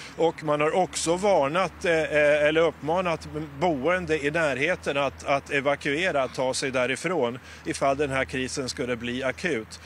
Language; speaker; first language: Swedish; native; Swedish